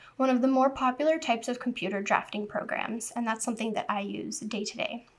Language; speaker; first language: English; native; English